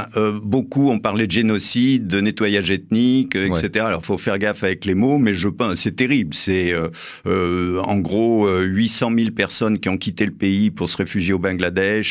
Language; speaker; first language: French; native; French